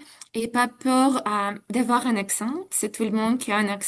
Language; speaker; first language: French; non-native, fluent; Ukrainian